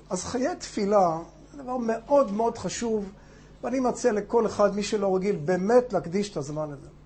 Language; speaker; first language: Hebrew; non-native, fluent; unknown